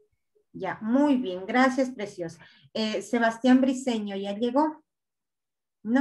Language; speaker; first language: Spanish; native; Spanish